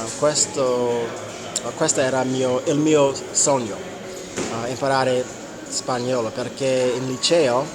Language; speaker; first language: Italian; non-native, learner; English